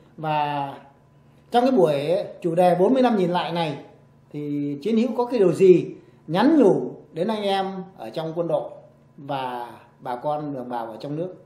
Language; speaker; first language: Vietnamese; native; Vietnamese